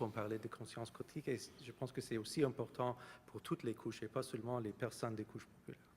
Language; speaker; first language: French; non-native, fluent; Arabic